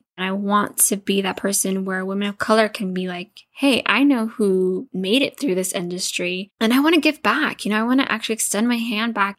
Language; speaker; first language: English; native; English